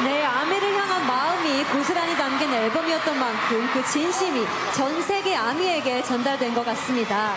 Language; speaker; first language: Korean; native; Korean